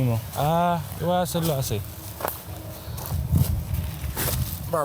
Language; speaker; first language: Spanish; non-native, learner; English